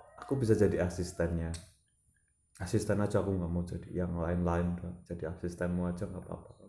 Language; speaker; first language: Indonesian; non-native, local second language; Javanese